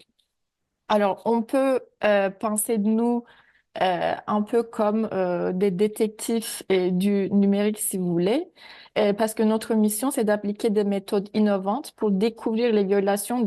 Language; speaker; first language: French; native; French